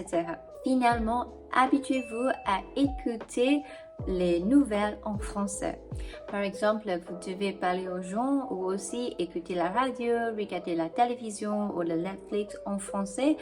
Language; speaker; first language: French; non-native, fluent; English